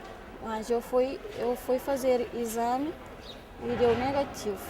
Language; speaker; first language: Portuguese; non-native, local second language; Kabuverdianu